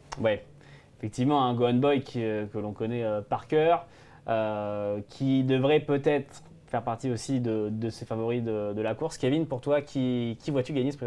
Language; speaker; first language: French; native; French